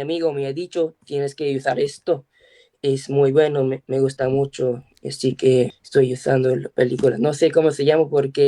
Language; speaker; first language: Spanish; non-native, learner; English